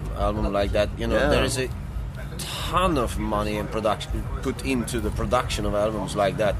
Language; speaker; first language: English; non-native, fluent; Swedish